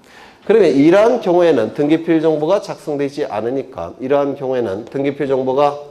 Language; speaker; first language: Korean; native; Korean